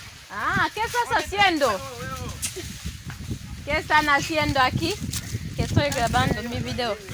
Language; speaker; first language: Spanish; non-native, learner; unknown